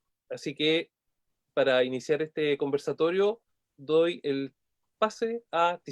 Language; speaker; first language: Spanish; native; Spanish